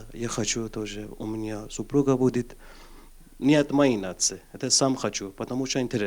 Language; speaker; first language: Russian; non-native, learner; Persian